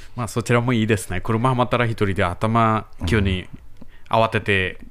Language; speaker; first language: Japanese; non-native, fluent; Bangla